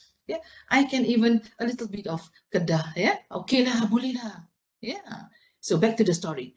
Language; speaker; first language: English; non-native, local second language; Malay